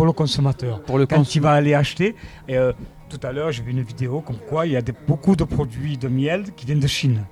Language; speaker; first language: French; native; French